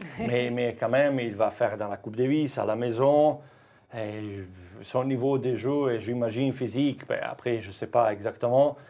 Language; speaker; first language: French; non-native, fluent; Croatian